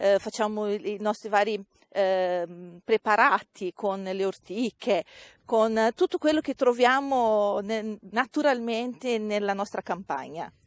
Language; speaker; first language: Italian; non-native, fluent; Portuguese